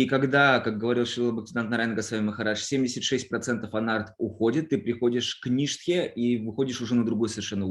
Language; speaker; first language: Russian; native; Russian